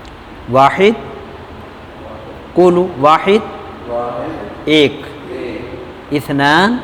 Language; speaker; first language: Arabic; non-native, learner; Urdu